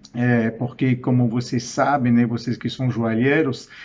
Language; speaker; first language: Portuguese; non-native, fluent; French